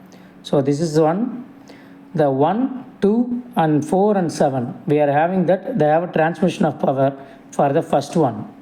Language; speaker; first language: English; non-native, local second language; Tamil